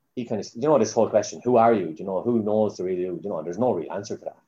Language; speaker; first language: English; native; English